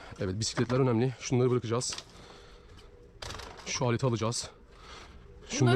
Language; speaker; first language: Turkish; native; Turkish